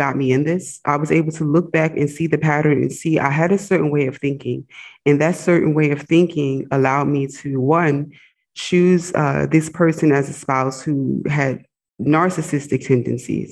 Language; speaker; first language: English; native; English